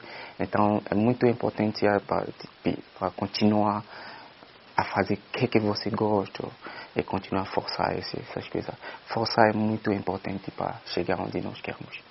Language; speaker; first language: Portuguese; non-native, fluent; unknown